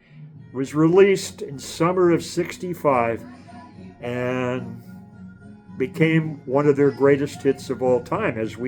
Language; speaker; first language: English; native; English